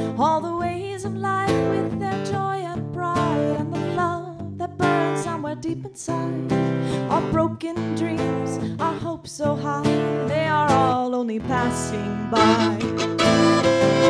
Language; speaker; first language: English; native; English